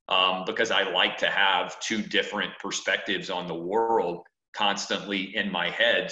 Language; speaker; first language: English; native; English